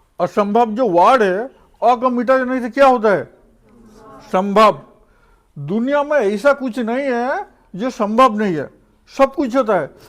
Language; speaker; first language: Hindi; non-native, local second language; Odia